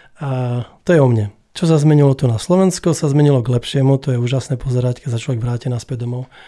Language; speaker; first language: Slovak; native; Slovak